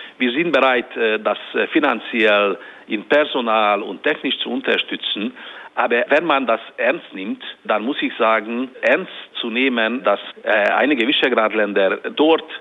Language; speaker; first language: German; non-native, fluent; Hungarian